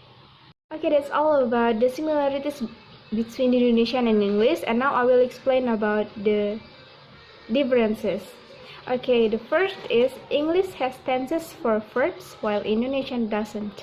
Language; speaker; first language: English; non-native, learner; Indonesian